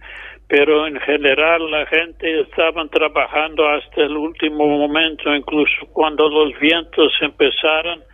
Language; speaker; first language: Spanish; non-native, fluent; English